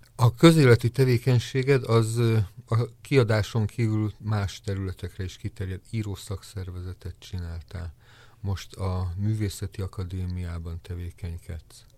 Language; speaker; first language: Hungarian; native; Hungarian